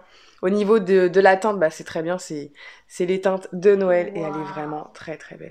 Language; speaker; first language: French; native; French